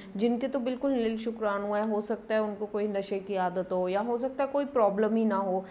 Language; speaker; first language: Hindi; non-native, local second language; Punjabi